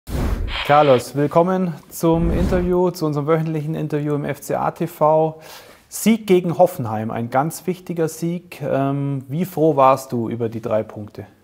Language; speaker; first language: German; native; German